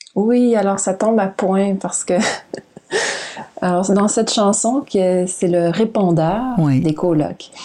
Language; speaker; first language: French; native; French